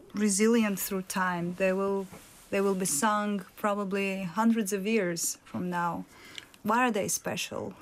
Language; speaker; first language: English; non-native, fluent; Bulgarian